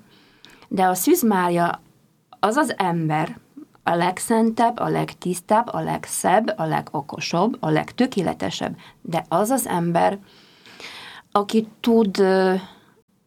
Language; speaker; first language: Hungarian; non-native, fluent; Polish